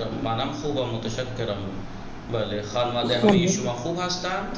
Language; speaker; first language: Persian; non-native, fluent; Urdu